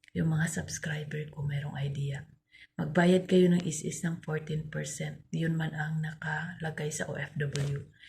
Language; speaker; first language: Filipino; non-native, local second language; Cebuano